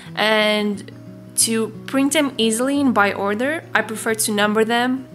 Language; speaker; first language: English; non-native, fluent; Portuguese